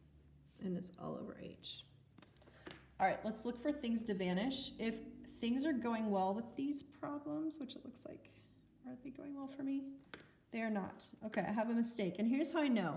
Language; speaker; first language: English; native; English